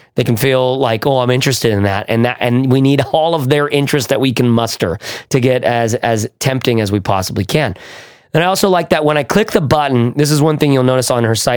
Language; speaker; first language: English; native; English